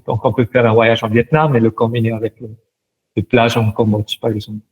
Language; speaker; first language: French; non-native, local second language; German